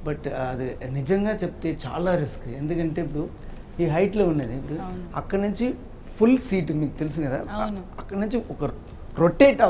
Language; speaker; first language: Telugu; non-native, learner; Tamil